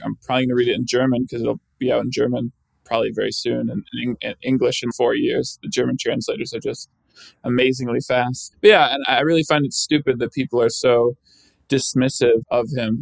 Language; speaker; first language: English; native; English